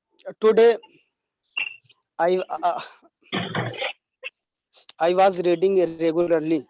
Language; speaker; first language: English; non-native, learner; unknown